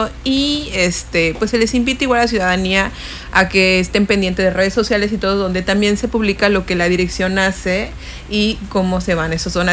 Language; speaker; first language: Spanish; native; Spanish